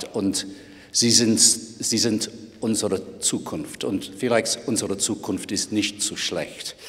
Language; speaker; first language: German; non-native, fluent; English